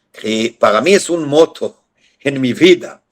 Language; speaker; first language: Spanish; non-native, fluent; Hebrew